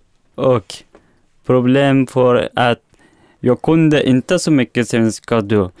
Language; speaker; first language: Swedish; non-native, learner; Persian